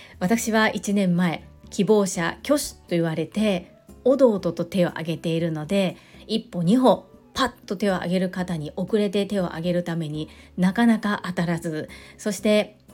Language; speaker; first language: Japanese; native; Japanese